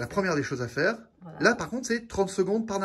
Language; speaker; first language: French; native; French